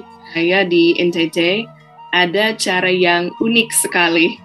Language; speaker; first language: Indonesian; non-native, fluent; English